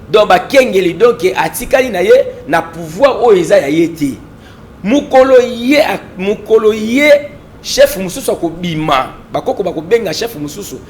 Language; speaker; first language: Lingala; non-native, local second language; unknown